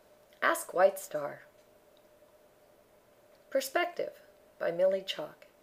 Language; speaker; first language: English; native; English